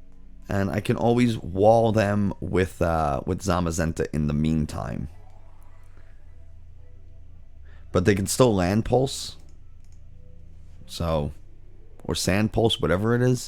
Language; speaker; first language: English; native; English